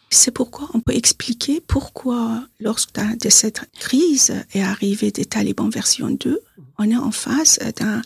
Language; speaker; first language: French; non-native, fluent; Persian